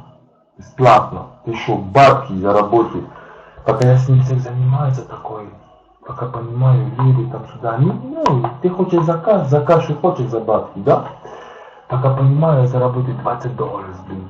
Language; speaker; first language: Russian; non-native, learner; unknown